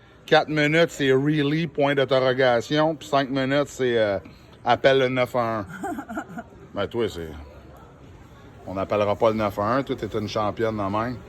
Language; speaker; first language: French; native; French